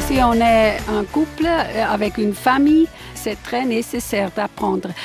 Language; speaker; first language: French; non-native, learner; Swiss German